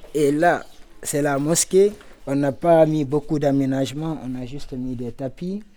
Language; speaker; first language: French; non-native, local second language; Fula